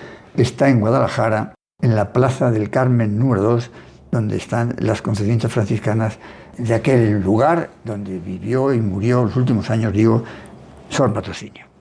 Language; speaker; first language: Spanish; native; Spanish